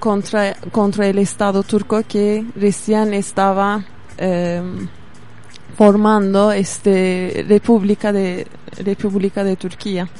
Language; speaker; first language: Spanish; non-native, fluent; Kurdish